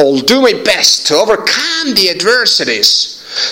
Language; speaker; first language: English; non-native, fluent; Persian